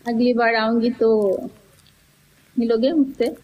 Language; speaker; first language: Hindi; non-native, learner; Bangla